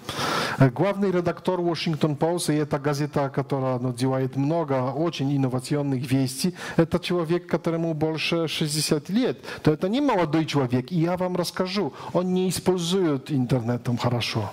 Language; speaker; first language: Russian; non-native, learner; Polish